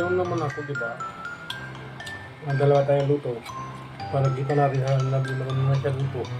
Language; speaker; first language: Filipino; non-native, learner; Punjabi